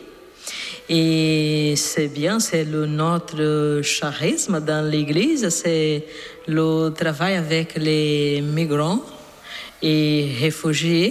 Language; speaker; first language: French; non-native, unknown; Portuguese